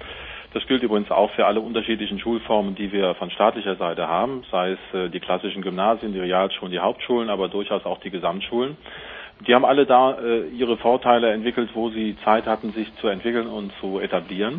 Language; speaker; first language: German; native; German